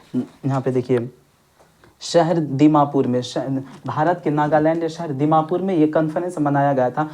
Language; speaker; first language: Urdu; native; Urdu